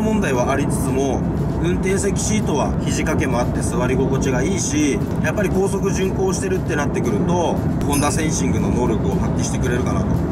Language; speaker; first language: Japanese; native; Japanese